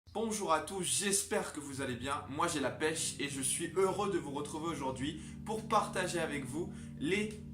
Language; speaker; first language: French; native; French